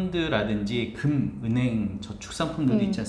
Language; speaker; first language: Korean; native; Korean